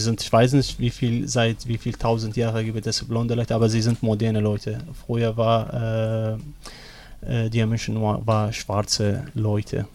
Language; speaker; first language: German; non-native, learner; Arabic